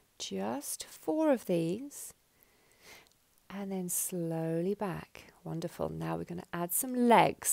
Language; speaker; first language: English; native; English